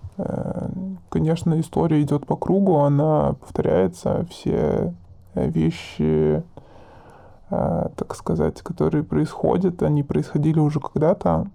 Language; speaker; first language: Russian; native; Russian